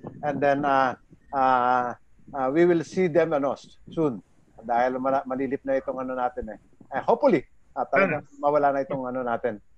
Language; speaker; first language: Filipino; native; Filipino